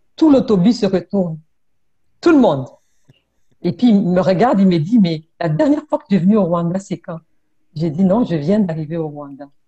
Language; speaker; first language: French; non-native, local second language; Kinyarwanda